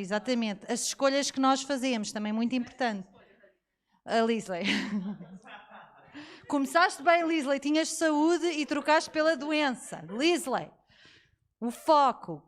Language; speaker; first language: Portuguese; native; Portuguese